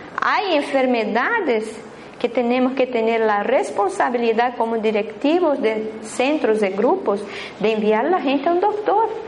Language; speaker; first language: Spanish; non-native, fluent; Portuguese